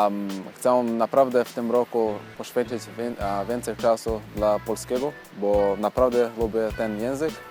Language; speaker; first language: Polish; non-native, fluent; Portuguese